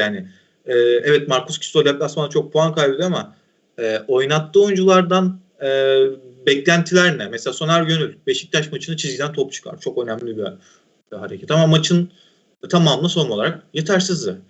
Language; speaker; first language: Turkish; native; Turkish